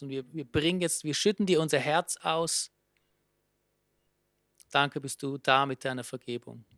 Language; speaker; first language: German; native; German